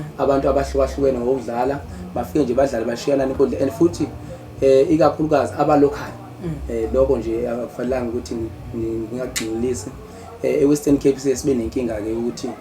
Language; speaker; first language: Zulu; native; Zulu